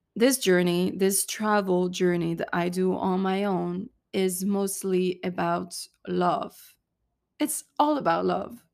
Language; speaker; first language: English; non-native, fluent; French